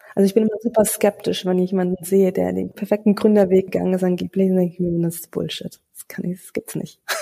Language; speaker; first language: German; early bilingual, other home language; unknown